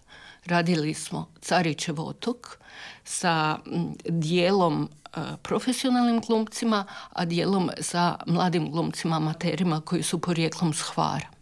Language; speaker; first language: Serbian; native; Serbian